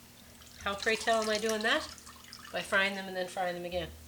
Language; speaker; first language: English; native; English